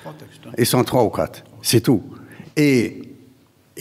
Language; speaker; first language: French; non-native, local second language; Arabic